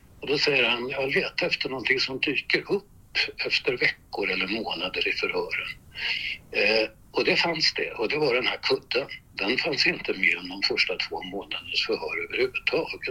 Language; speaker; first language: Swedish; native; Swedish